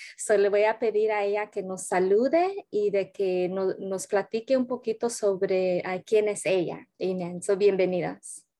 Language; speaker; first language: Spanish; early bilingual, heritage; Spanish